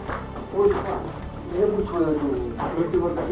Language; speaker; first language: Russian; native; Russian